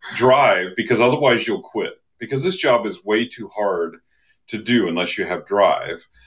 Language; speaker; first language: English; native; English